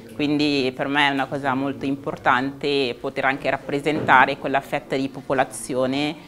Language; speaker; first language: Italian; early bilingual, other home language; Wolof